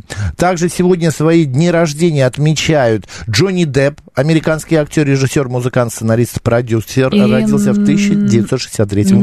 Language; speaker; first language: Russian; native; Russian